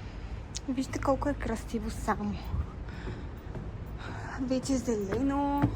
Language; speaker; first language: Bulgarian; native; Bulgarian